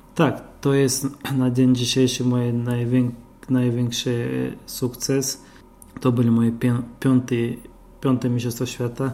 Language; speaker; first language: Polish; non-native, fluent; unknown